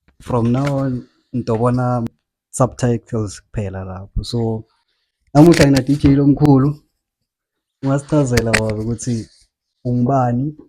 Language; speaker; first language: Zulu; non-native, local second language; Swati